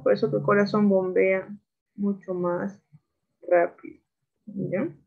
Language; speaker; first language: Spanish; native; Spanish